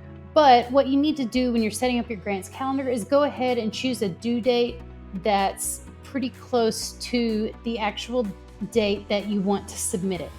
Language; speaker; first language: English; native; English